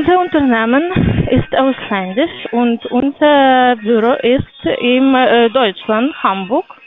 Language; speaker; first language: German; non-native, learner; Lithuanian